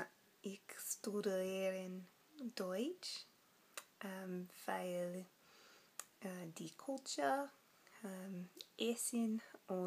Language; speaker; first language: German; non-native, learner; English